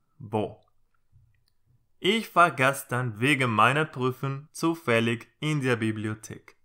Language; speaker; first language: German; non-native, fluent; Spanish